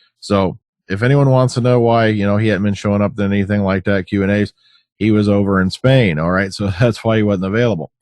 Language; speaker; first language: English; native; English